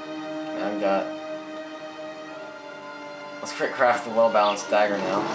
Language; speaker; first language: English; native; English